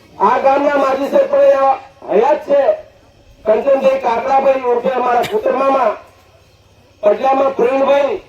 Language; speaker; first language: Gujarati; non-native, local second language; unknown